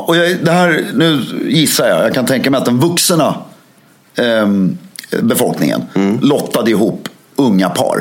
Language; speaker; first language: Swedish; native; Swedish